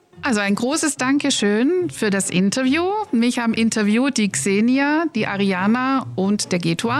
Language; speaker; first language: German; native; German